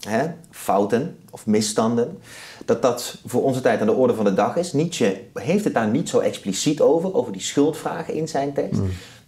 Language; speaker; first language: Dutch; native; Dutch